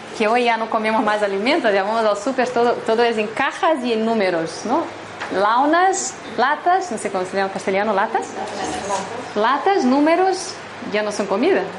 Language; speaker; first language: Spanish; non-native, fluent; Portuguese